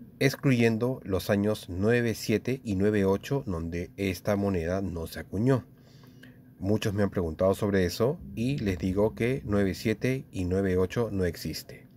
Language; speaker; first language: Spanish; native; Spanish